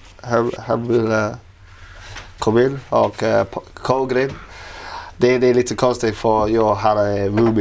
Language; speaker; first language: Swedish; non-native, learner; English